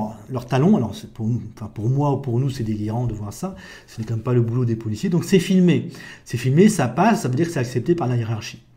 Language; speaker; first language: French; native; French